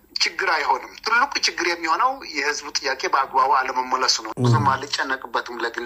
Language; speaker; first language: Amharic; non-native, local second language; Tigrinya